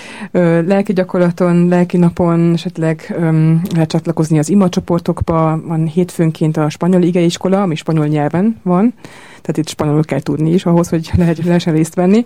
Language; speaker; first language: Hungarian; native; Hungarian